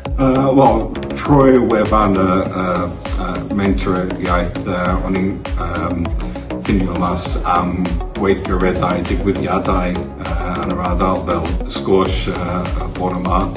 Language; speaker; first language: Welsh; non-native, learner; English